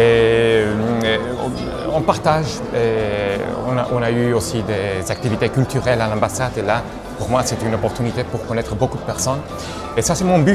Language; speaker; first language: French; non-native, fluent; Spanish